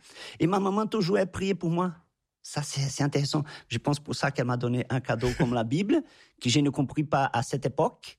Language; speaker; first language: French; non-native, fluent; Portuguese